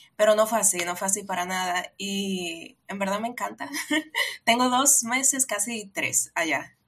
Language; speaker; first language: Spanish; native; Spanish